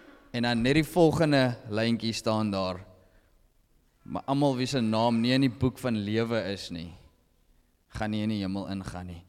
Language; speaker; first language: Afrikaans; native; Afrikaans